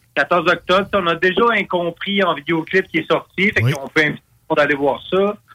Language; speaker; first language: French; native; French